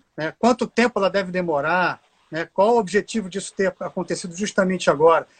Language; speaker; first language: Portuguese; native; Portuguese